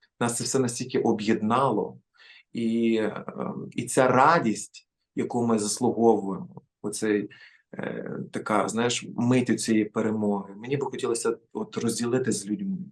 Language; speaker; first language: Ukrainian; native; Ukrainian